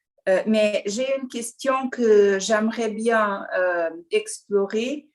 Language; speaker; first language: French; non-native, learner; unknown